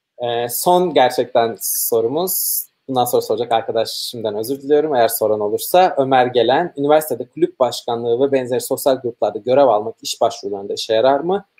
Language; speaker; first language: Turkish; native; Turkish